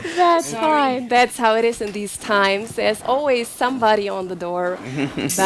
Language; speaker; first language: English; non-native, fluent; German